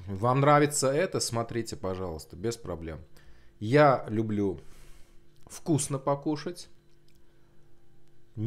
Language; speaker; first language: Russian; non-native, local second language; Azerbaijani